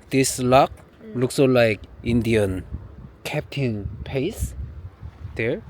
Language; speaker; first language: English; non-native, learner; Korean